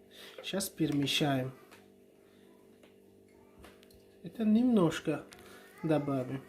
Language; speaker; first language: Russian; non-native, learner; Tajik